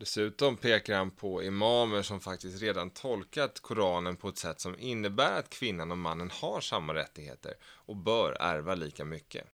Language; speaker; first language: Swedish; native; Swedish